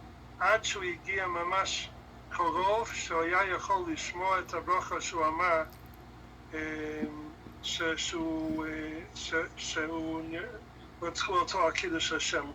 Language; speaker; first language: Hebrew; non-native, fluent; English